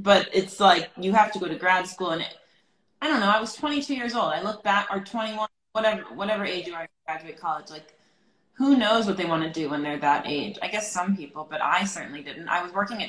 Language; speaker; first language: English; native; English